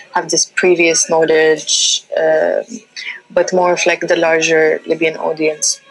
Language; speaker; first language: English; non-native, fluent; Central Atlas Tamazight